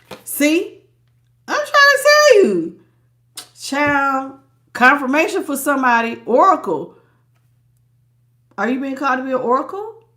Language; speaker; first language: English; native; English